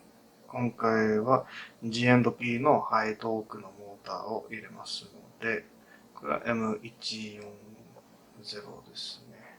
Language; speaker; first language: Japanese; non-native, fluent; English